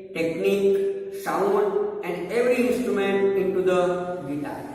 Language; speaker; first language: English; non-native, local second language; Gujarati